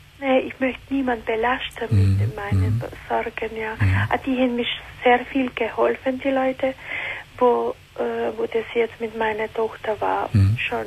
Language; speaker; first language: German; non-native, learner; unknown